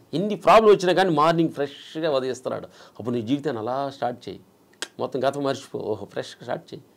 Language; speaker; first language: Telugu; native; Telugu